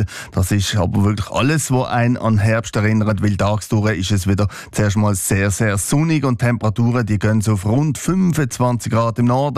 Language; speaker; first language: German; native; German